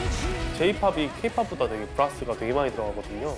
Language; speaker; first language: Korean; native; Korean